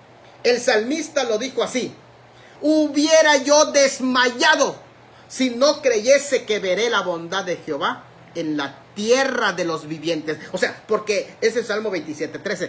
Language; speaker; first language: Spanish; native; Spanish